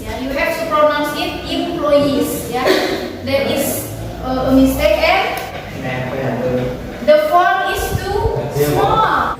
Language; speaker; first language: English; non-native, fluent; Indonesian